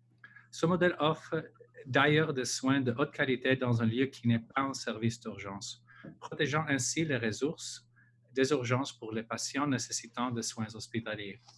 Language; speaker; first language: French; non-native, local second language; English